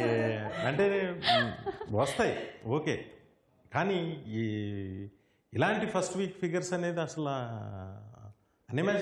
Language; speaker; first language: Telugu; native; Telugu